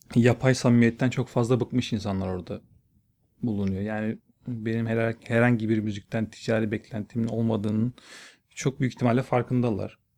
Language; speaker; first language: Turkish; native; Turkish